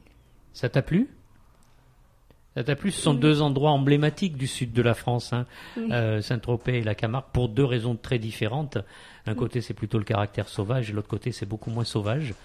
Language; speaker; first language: French; native; French